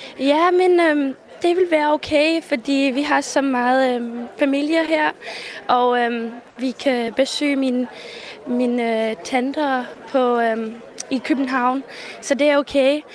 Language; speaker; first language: Danish; early bilingual, heritage; English